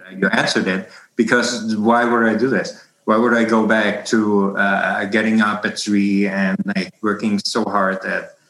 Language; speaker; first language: English; non-native, fluent; German